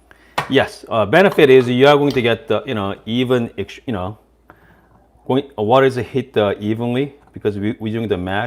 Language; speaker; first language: English; non-native, fluent; Korean